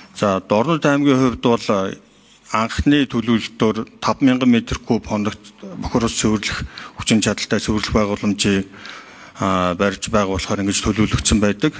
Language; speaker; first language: Mongolian; native; Mongolian